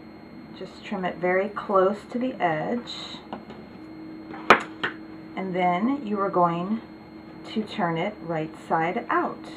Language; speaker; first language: English; native; English